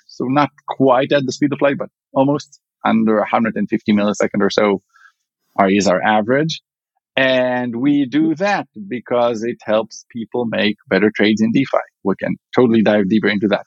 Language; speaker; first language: English; non-native, fluent; Hebrew